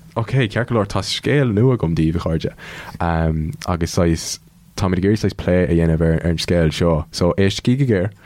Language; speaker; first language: Irish; non-native, local second language; English